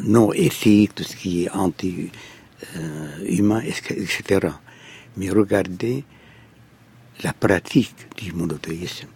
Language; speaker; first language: French; non-native, fluent; Arabic